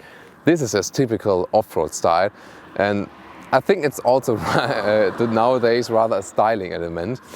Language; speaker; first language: English; non-native, fluent; German